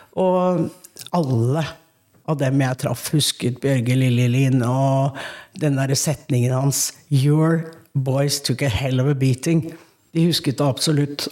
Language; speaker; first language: Norwegian; native; Norwegian